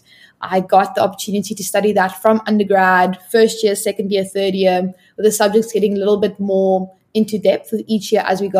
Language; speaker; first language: English; non-native, local second language; Afrikaans